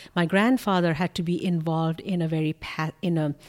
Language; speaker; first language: English; non-native, local second language; Bangla